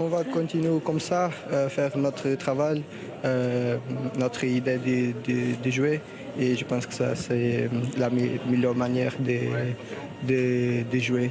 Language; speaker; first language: French; non-native, learner; Portuguese